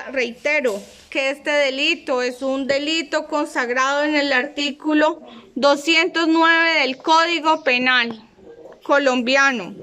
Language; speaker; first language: Spanish; native; Spanish